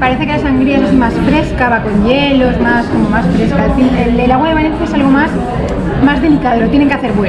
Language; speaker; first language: Spanish; native; Spanish